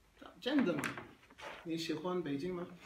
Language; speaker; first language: Chinese; non-native, learner; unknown